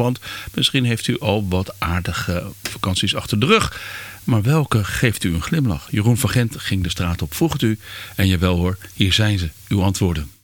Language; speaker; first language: Dutch; native; Dutch